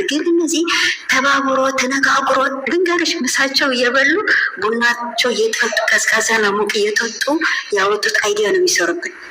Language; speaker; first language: Amharic; non-native, local second language; Tigrinya